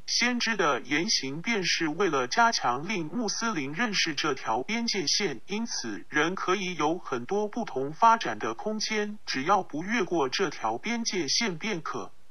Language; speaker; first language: Chinese; non-native, local second language; Cantonese